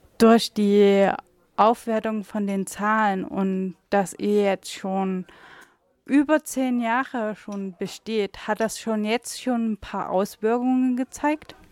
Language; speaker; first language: German; native; German